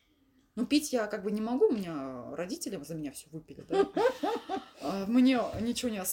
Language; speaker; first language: Russian; native; Russian